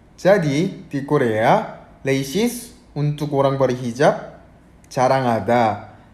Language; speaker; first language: Indonesian; early bilingual, other home language; Korean